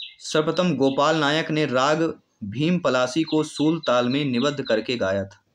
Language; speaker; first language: Hindi; native; Hindi